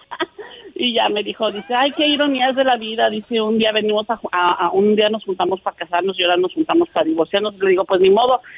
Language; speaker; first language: Spanish; native; Spanish